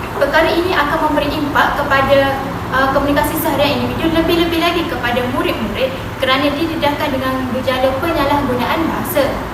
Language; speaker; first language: Malay; native; Malay